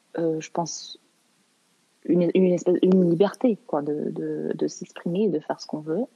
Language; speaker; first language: French; early bilingual, other home language; Arabic